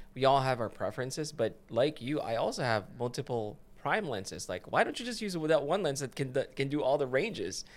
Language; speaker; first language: English; non-native, local second language; Filipino